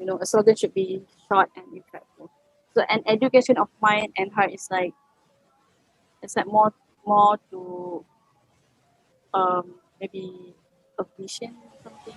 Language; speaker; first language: English; non-native, fluent; Malay